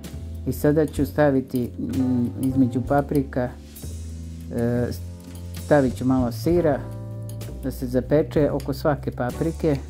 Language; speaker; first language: Serbian; native; Serbian